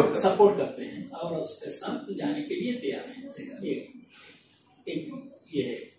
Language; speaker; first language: Hindi; non-native, local second language; Malayalam